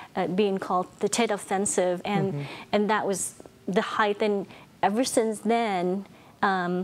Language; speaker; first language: English; non-native, fluent; Vietnamese